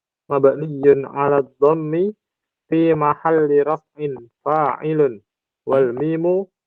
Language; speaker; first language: Arabic; non-native, learner; Indonesian